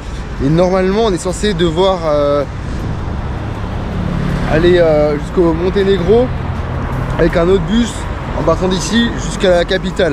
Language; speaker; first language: French; native; French